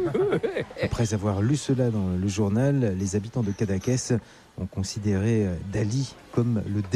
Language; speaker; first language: French; native; French